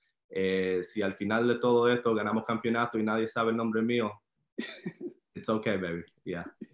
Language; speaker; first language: Spanish; early bilingual, heritage; Spanish